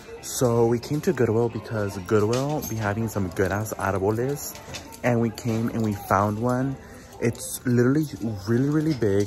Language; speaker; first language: English; early bilingual, other home language; Spanish